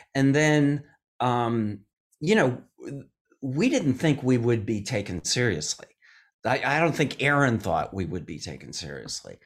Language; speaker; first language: English; native; English